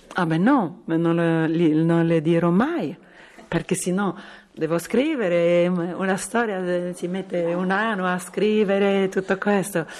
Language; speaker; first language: Italian; non-native, fluent; French